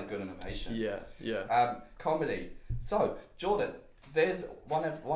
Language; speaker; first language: English; native; English